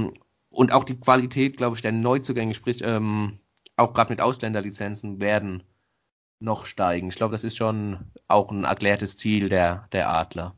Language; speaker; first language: German; native; German